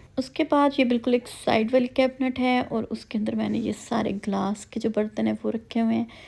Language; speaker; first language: Urdu; non-native, local second language; Punjabi